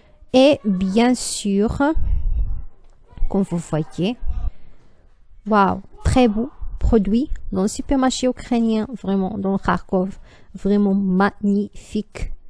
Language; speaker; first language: French; non-native, learner; Arabic